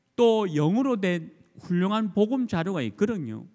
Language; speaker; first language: Korean; native; Korean